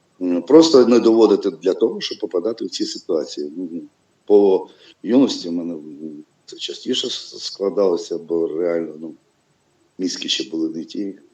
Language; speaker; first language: Ukrainian; non-native, local second language; Russian